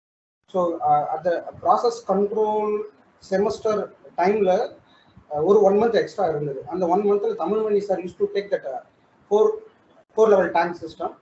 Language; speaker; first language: Tamil; native; Tamil